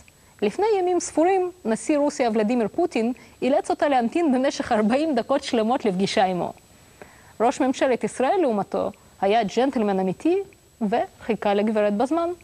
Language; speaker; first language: Hebrew; non-native, local second language; Russian